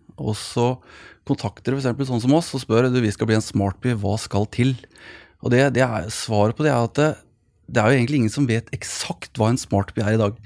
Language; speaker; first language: Norwegian; native; Norwegian